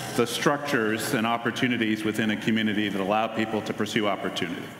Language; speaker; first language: English; native; English